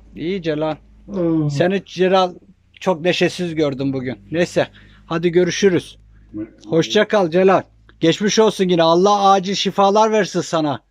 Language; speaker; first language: Turkish; native; Turkish